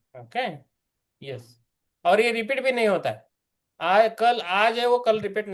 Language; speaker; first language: Hindi; native; Hindi